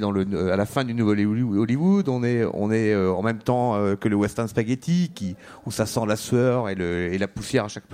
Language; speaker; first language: French; native; French